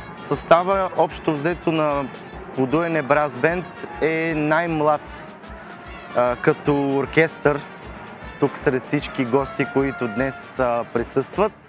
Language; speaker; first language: Bulgarian; early bilingual, heritage; Bulgarian